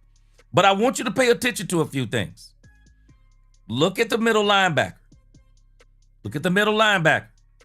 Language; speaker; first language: English; native; English